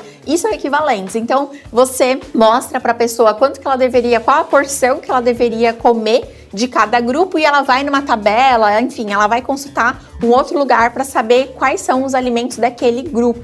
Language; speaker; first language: Portuguese; native; Portuguese